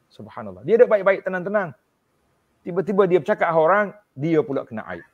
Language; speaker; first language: Malay; native; Malay